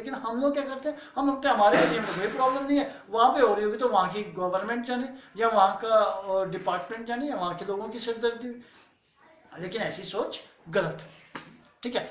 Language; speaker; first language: Hindi; native; Hindi